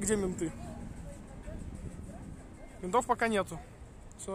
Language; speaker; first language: Russian; native; Russian